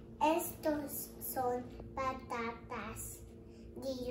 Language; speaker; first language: Spanish; early bilingual, heritage; English